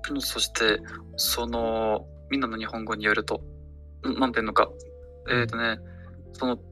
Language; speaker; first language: Japanese; non-native, learner; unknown